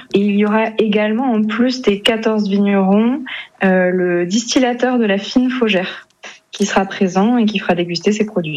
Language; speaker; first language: French; native; French